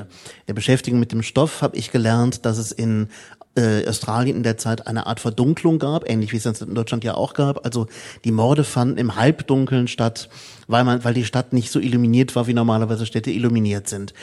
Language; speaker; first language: German; native; German